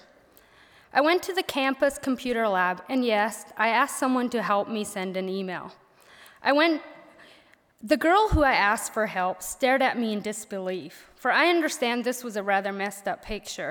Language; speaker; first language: English; early bilingual, other home language; Pennsylvania German